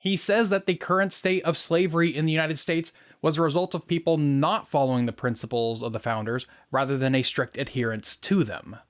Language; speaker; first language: English; native; English